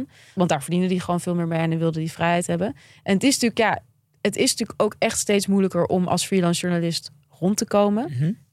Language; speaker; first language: Dutch; native; Dutch